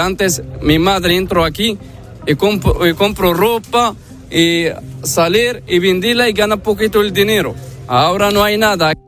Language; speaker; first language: Spanish; non-native, learner; Arabic